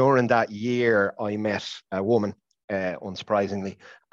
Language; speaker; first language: English; native; English